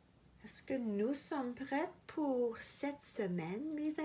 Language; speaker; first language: French; non-native, fluent; English